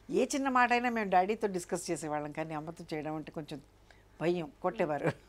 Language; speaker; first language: Telugu; non-native, local second language; Urdu